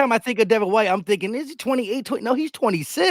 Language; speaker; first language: English; native; English